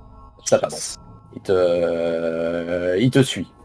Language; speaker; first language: French; native; French